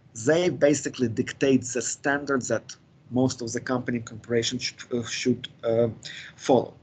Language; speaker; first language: English; non-native, fluent; Ukrainian